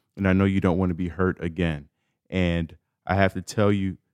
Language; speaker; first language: English; native; English